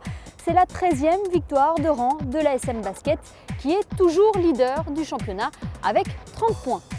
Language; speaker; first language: French; native; French